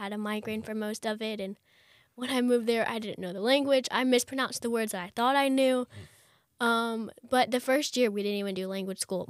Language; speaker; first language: English; native; English